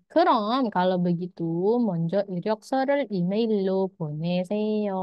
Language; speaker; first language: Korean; non-native, fluent; Indonesian